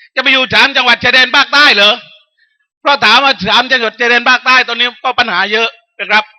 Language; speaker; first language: Thai; non-native, local second language; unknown